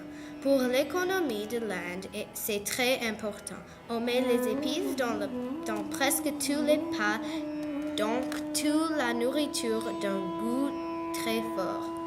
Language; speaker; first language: French; non-native, learner; English